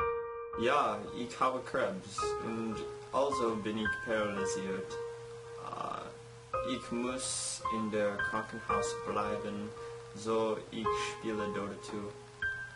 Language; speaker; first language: German; non-native, learner; English